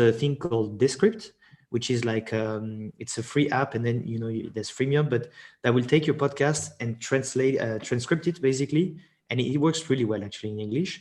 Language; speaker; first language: English; non-native, fluent; French